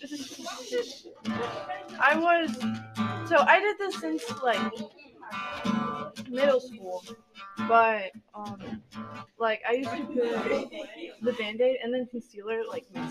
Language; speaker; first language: English; non-native, fluent; Portuguese